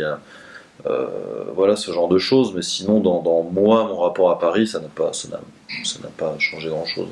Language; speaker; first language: French; native; French